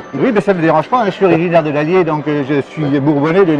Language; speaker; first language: French; native; French